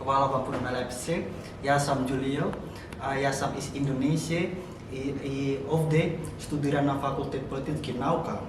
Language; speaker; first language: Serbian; non-native, learner; Indonesian